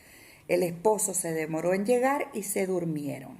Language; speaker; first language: Spanish; native; Spanish